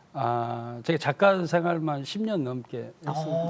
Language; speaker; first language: Korean; native; Korean